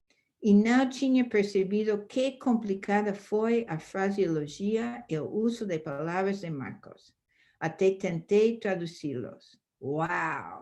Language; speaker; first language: Portuguese; non-native, fluent; English